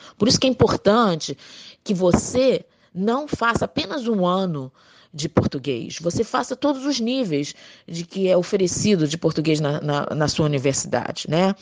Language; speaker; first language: Portuguese; native; Portuguese